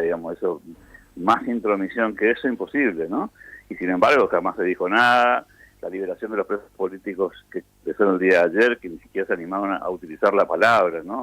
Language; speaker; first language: Spanish; native; Spanish